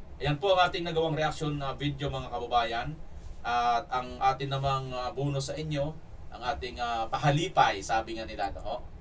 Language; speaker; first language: Filipino; non-native, local second language; Cebuano